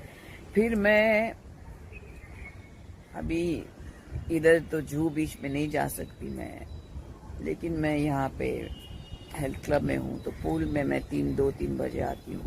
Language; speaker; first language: Hindi; native; Hindi